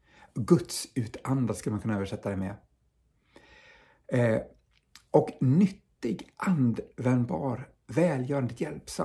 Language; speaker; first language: Swedish; native; Swedish